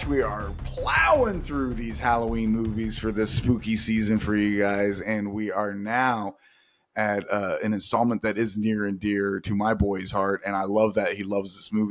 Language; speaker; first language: English; native; English